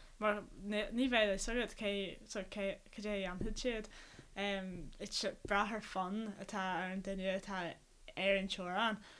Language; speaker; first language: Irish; non-native, local second language; English